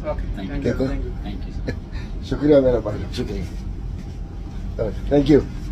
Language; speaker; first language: Hindi; non-native, learner; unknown